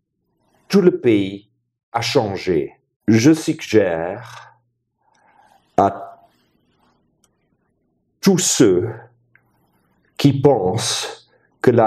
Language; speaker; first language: French; non-native, fluent; German